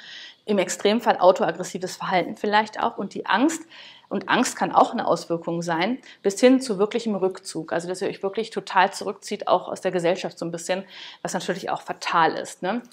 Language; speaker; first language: German; native; German